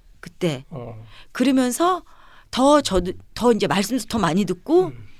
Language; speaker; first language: Korean; early bilingual, heritage; Korean